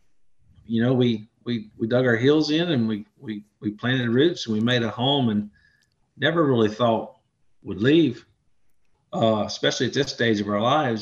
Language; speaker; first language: English; native; English